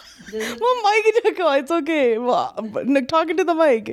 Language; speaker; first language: English; early bilingual, other home language; Punjabi